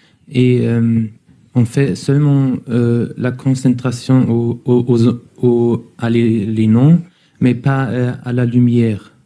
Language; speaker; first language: French; non-native, learner; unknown